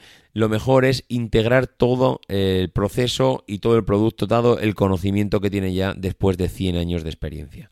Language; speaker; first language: Spanish; native; Spanish